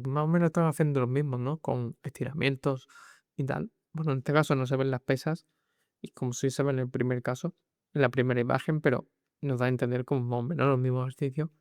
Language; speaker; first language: Spanish; native; Spanish